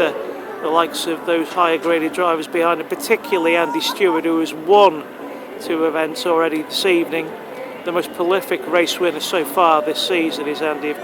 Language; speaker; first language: English; native; English